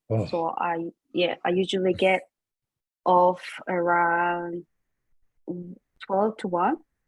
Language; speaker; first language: English; non-native, fluent; Korean